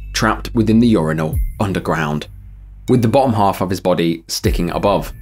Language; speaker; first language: English; native; English